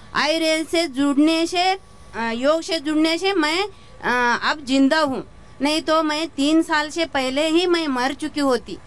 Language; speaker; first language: Hindi; non-native, local second language; Kannada